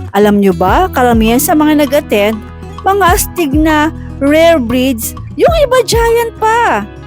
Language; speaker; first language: Filipino; native; Filipino